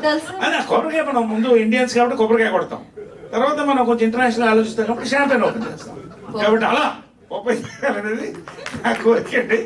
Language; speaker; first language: Telugu; native; Telugu